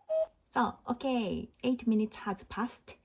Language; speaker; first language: English; non-native, learner; Japanese